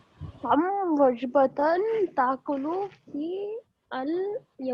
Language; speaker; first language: Arabic; non-native, learner; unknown